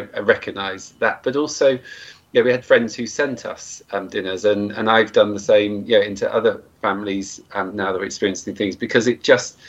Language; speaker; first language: English; native; English